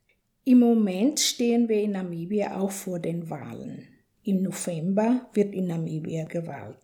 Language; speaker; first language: German; non-native, fluent; Afrikaans